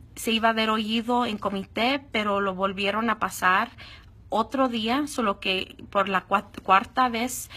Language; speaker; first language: Spanish; early bilingual, heritage; Spanish